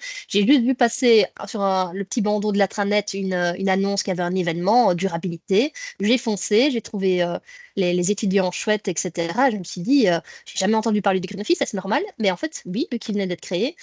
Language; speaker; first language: French; native; French